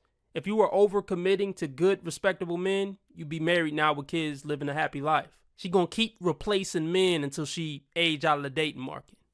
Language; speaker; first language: English; native; English